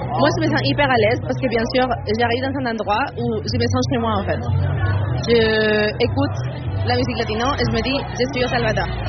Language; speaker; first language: French; non-native, fluent; Spanish